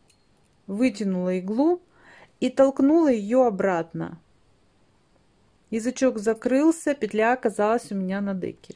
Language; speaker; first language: Russian; native; Russian